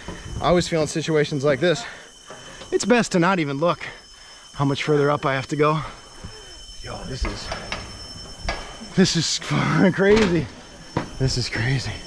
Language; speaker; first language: English; native; English